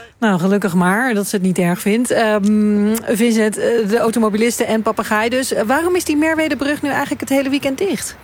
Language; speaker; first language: Dutch; native; Dutch